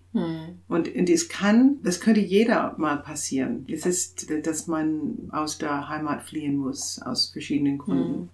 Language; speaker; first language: German; non-native, fluent; English